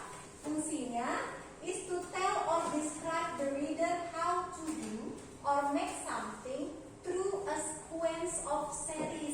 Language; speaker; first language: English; non-native, fluent; Indonesian